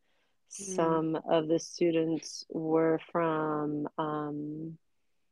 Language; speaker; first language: English; native; English